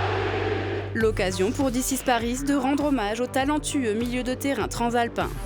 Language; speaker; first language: French; native; French